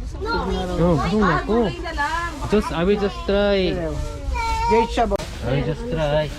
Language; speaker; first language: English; non-native, learner; Korean